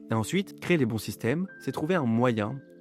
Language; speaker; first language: French; native; French